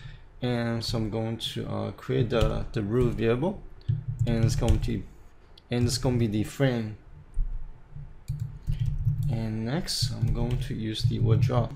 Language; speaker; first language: English; non-native, fluent; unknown